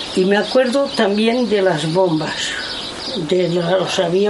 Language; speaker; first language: Spanish; non-native, local second language; Catalan